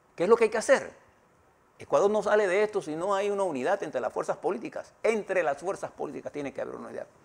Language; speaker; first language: Spanish; native; Spanish